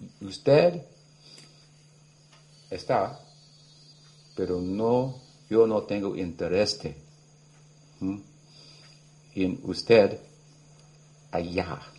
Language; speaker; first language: Spanish; non-native, learner; English